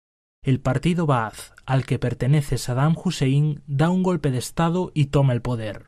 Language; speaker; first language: Spanish; native; Spanish